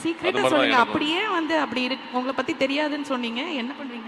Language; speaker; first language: Tamil; native; Tamil